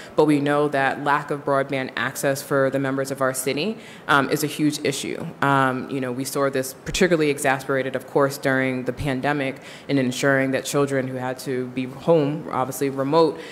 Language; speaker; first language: English; native; English